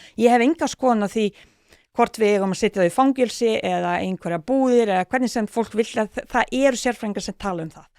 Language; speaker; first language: Icelandic; non-native, fluent; Bosnian